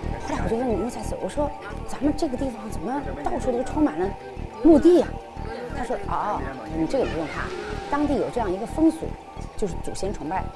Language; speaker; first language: Chinese; native; Chinese